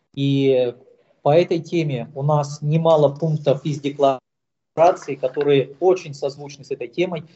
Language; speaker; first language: Russian; native; Russian